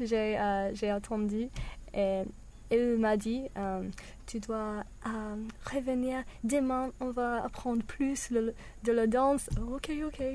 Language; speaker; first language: French; non-native, learner; English